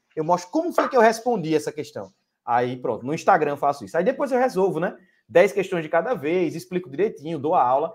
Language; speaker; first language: Portuguese; native; Portuguese